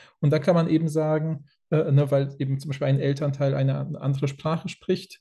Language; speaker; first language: German; early bilingual, other home language; Polish